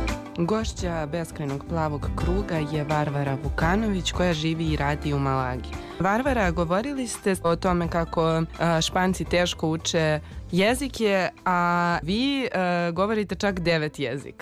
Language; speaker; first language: Serbian; native; Serbian